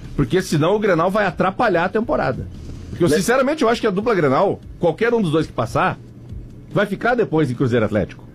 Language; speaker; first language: Portuguese; native; Portuguese